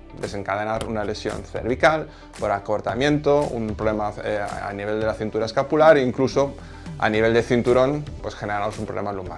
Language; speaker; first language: Spanish; native; Spanish